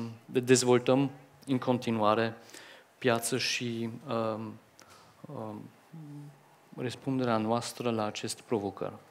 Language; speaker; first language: Romanian; non-native, fluent; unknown